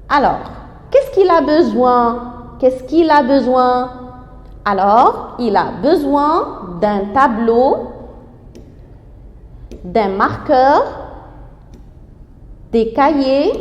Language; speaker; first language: French; non-native, fluent; Arabic